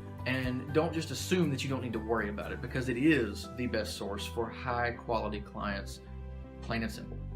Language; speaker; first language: English; native; English